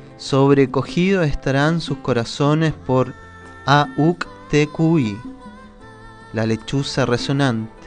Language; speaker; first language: Spanish; native; Spanish